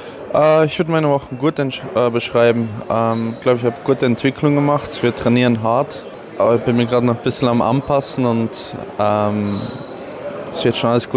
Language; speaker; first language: German; non-native, fluent; Dutch